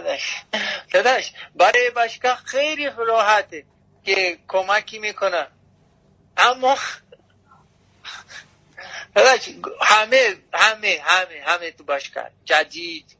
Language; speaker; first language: Persian; non-native, learner; Portuguese